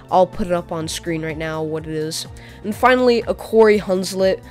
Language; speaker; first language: English; native; English